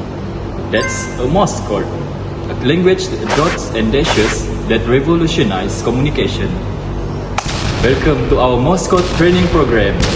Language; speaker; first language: English; non-native, learner; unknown